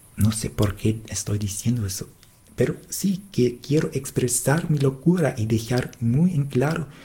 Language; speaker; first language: Spanish; non-native, fluent; German